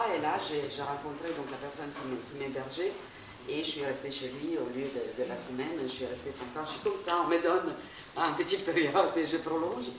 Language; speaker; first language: French; non-native, fluent; Italian